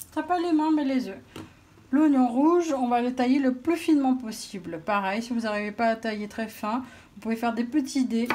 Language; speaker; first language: French; native; French